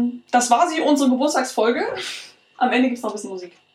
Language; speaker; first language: German; native; German